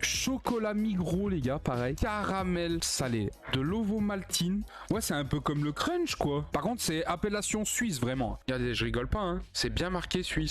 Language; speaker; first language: French; native; French